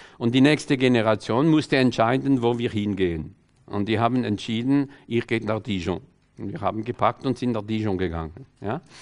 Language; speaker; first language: German; non-native, fluent; French